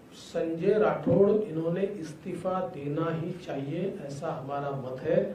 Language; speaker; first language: Hindi; non-native, local second language; Marathi